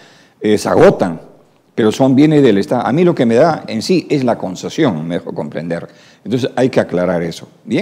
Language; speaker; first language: Spanish; native; Spanish